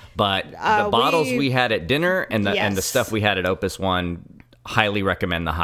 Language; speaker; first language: English; native; English